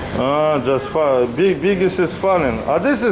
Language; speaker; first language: English; non-native, learner; Russian